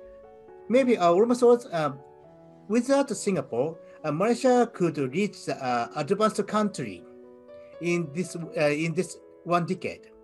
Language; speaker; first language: English; non-native, learner; Japanese